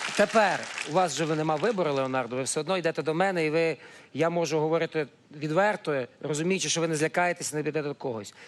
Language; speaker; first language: Ukrainian; native; Ukrainian